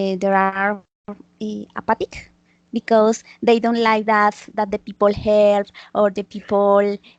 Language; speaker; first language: English; non-native, learner; Spanish